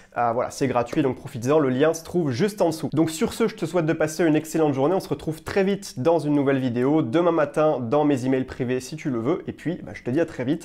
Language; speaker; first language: French; native; French